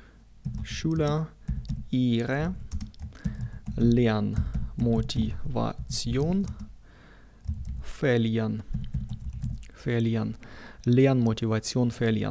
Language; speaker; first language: German; non-native, fluent; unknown